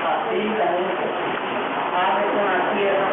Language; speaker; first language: Spanish; non-native, local second language; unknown